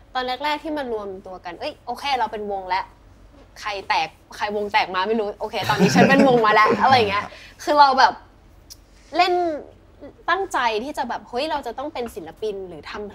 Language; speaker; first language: Thai; native; Thai